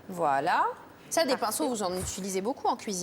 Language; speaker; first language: French; native; French